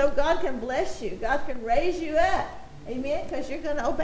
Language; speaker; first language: English; native; English